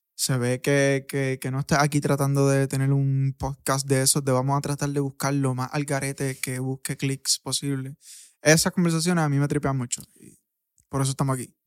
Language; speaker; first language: Spanish; native; Spanish